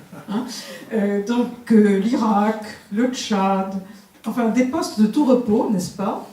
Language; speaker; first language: French; native; French